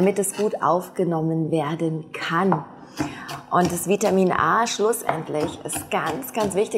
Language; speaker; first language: German; native; German